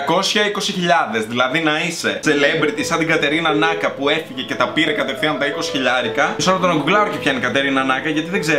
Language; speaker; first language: Greek; native; Greek